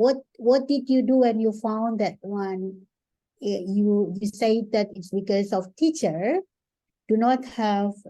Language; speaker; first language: English; non-native, fluent; Indonesian